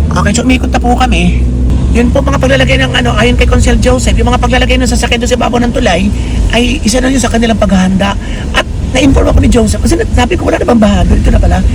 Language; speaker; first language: Filipino; native; Filipino